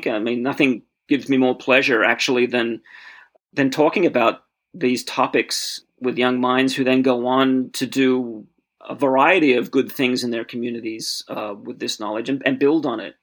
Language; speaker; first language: English; native; English